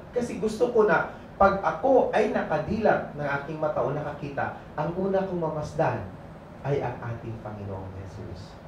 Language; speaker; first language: Filipino; native; Filipino